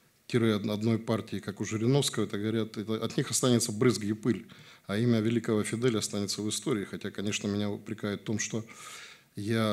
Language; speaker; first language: Russian; native; Russian